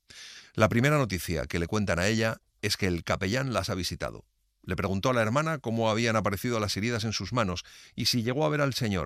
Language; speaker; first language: Spanish; native; Spanish